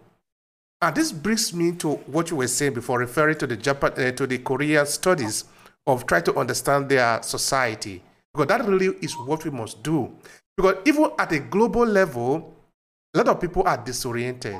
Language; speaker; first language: English; non-native, local second language; Esan